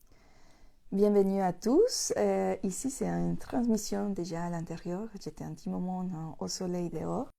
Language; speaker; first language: French; non-native, fluent; Spanish